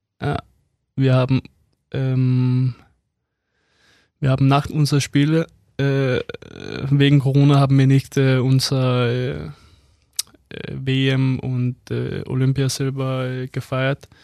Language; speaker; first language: German; non-native, fluent; Danish